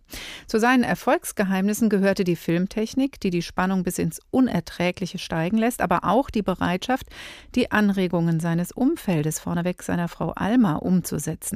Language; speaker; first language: German; native; German